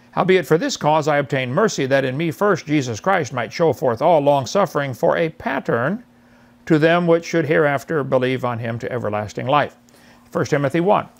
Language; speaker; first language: English; native; English